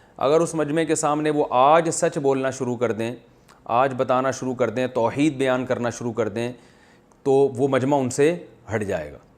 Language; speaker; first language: Urdu; non-native, local second language; Pashto